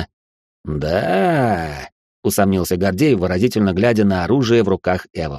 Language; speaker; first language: Russian; native; Russian